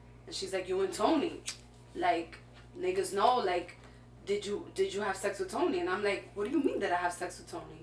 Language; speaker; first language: English; early bilingual, other home language; Spanish